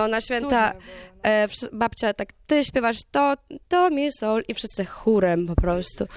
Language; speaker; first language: Polish; non-native, learner; Ukrainian